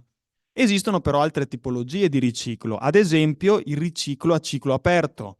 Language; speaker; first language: Italian; native; Italian